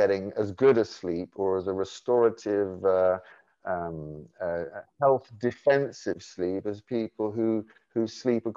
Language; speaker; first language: English; native; English